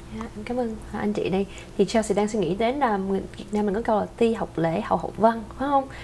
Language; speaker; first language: Vietnamese; early bilingual, heritage; Vietnamese